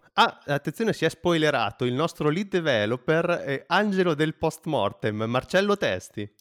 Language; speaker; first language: Italian; native; Italian